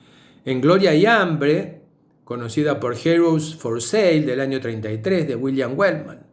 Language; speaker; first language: Spanish; native; Spanish